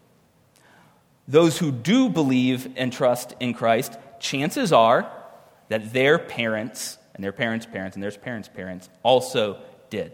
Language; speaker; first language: English; native; English